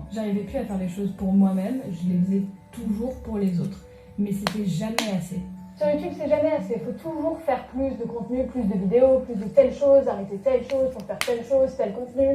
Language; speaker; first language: French; native; French